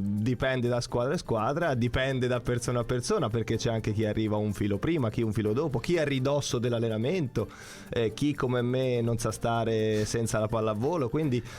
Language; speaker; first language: Italian; native; Italian